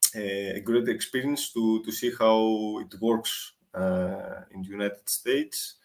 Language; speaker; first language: English; non-native, fluent; Greek